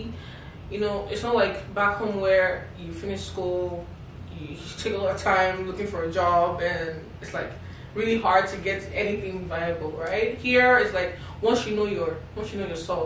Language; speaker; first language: English; non-native, local second language; Igbo